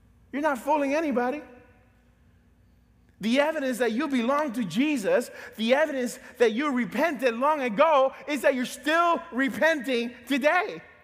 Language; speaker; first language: English; native; English